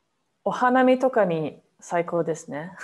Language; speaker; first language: Japanese; non-native, fluent; English